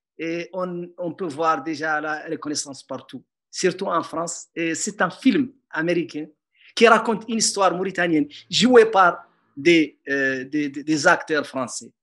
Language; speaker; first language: French; non-native, local second language; Arabic